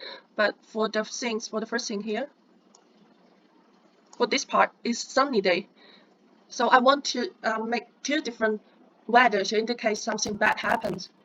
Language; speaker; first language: English; non-native, fluent; Chinese